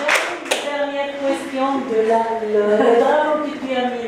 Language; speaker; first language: French; non-native, fluent; Spanish